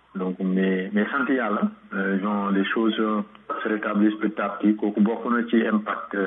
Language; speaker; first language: French; non-native, local second language; Wolof